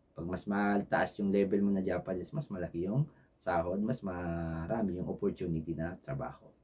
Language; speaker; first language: Filipino; native; Filipino